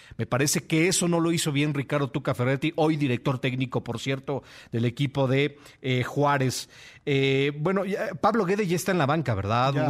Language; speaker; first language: Spanish; native; Spanish